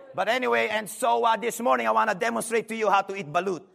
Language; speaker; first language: English; non-native, local second language; Filipino